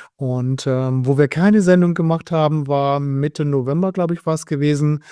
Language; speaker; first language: German; native; German